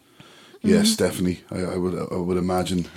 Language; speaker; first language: English; native; English